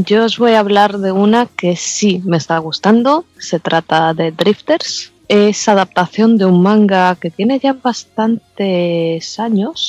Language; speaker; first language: Spanish; native; Spanish